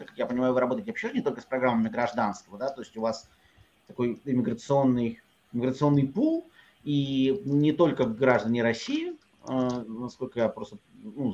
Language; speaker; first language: Russian; native; Russian